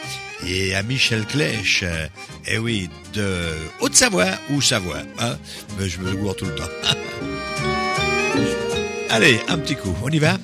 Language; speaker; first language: French; native; French